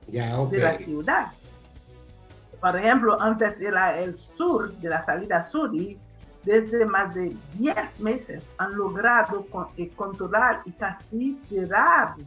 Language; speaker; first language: Spanish; non-native, fluent; Haitian Creole